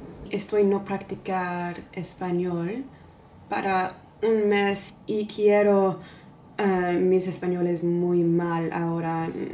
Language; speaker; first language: Spanish; non-native, learner; English